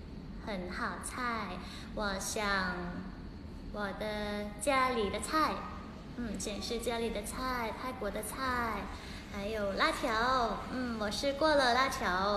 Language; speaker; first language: Chinese; non-native, learner; Thai